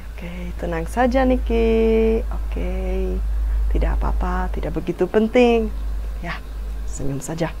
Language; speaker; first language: Indonesian; non-native, fluent; Czech